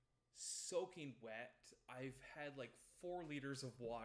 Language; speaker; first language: English; native; English